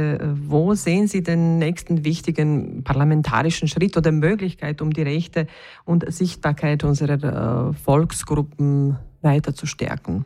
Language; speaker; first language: German; native; German